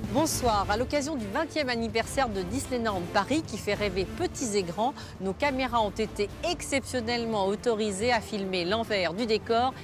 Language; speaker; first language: French; native; French